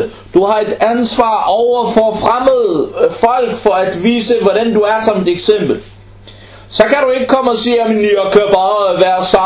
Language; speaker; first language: Danish; non-native, fluent; Arabic